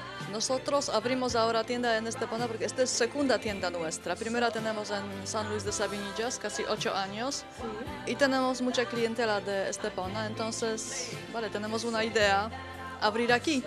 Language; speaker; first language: Spanish; non-native, learner; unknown